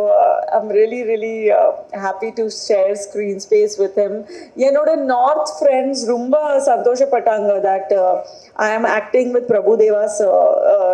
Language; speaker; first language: Tamil; non-native, fluent; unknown